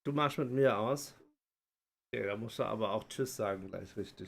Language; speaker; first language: German; early bilingual, heritage; German